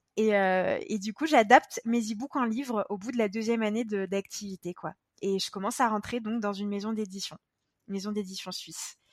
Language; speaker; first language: French; native; French